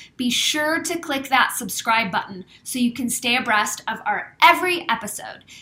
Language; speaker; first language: English; native; English